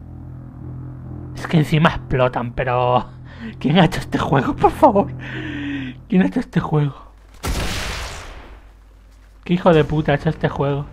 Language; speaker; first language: Spanish; native; Spanish